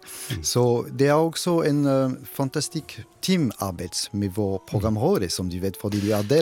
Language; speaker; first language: Swedish; non-native, fluent; French